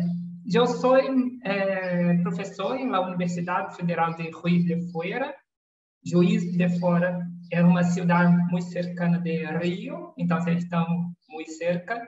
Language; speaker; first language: Spanish; non-native, learner; Portuguese